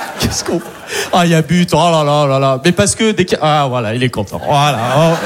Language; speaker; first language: French; early bilingual, other home language; Arabic